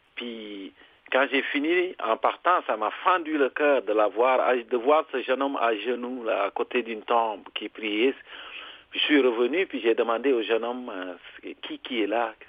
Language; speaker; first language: French; non-native, local second language; Serer